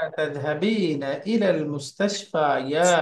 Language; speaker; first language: Arabic; non-native, learner; Bangla